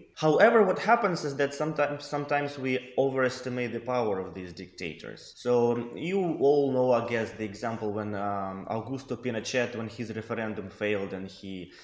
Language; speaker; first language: English; non-native, fluent; Russian